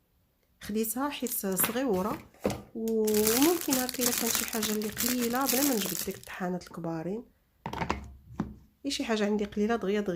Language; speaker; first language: Arabic; native; Arabic